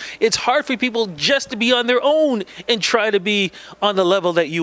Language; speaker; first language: English; native; English